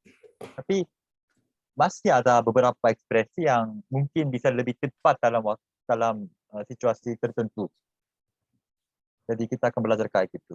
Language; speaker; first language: Indonesian; non-native, fluent; Korean